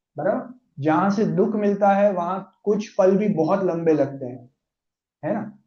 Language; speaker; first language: Hindi; non-native, local second language; Gujarati